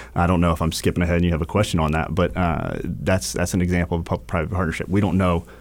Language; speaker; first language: English; native; English